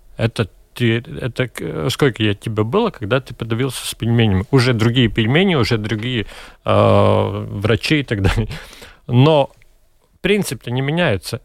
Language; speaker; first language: Russian; non-native, local second language; Latvian